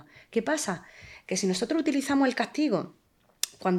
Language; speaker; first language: Spanish; native; Spanish